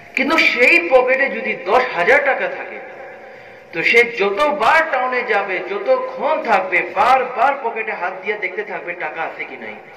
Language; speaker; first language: Bangla; non-native, fluent; Urdu